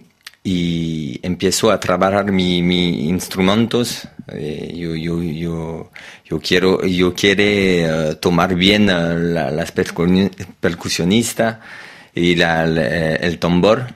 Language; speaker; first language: Spanish; non-native, learner; French